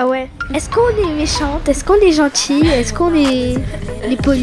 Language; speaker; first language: French; early bilingual, other home language; Arabic